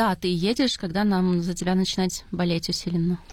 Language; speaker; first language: Russian; native; Russian